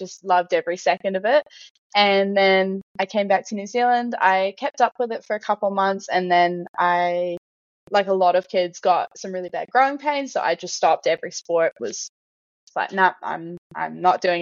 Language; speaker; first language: English; native; English